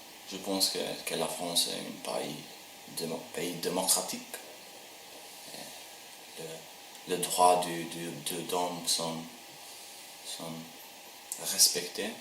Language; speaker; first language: French; non-native, learner; Albanian